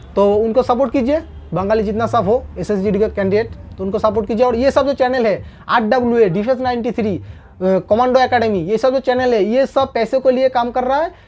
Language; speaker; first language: Hindi; non-native, local second language; Bangla